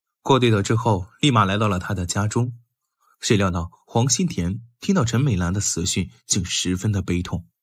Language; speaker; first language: Chinese; native; Chinese